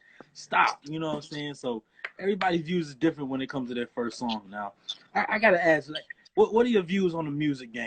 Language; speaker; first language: English; native; English